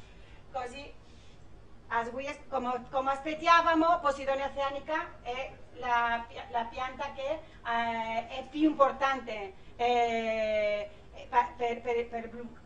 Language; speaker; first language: Italian; non-native, learner; Spanish